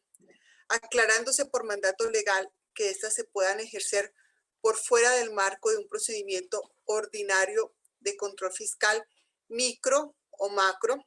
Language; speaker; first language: Spanish; native; Spanish